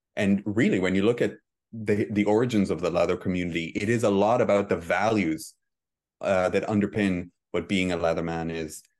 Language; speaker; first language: English; early bilingual, heritage; Hebrew